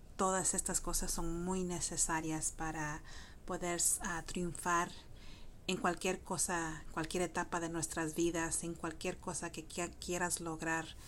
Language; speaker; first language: Spanish; early bilingual, heritage; Spanish